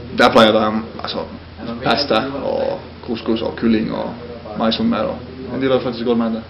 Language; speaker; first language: Danish; non-native, fluent; Finnish